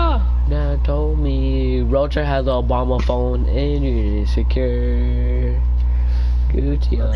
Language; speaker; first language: English; native; English